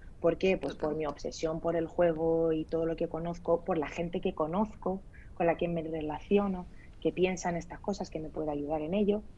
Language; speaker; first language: Spanish; early bilingual, other home language; Arabic